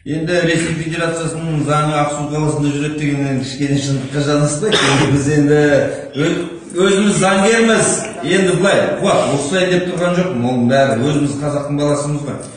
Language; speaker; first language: Kazakh; native; Kazakh